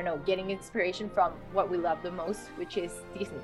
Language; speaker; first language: English; non-native, fluent; Spanish